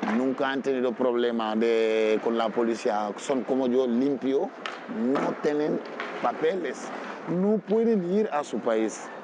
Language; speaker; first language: Spanish; non-native, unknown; Wolof